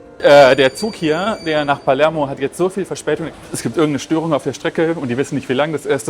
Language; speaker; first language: German; native; German